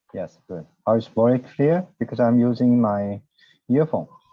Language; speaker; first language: English; non-native, learner; Chinese